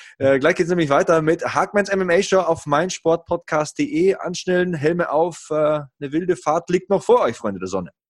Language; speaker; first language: German; native; German